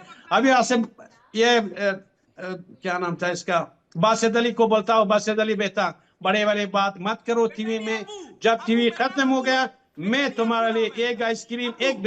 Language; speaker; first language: Hindi; non-native, fluent; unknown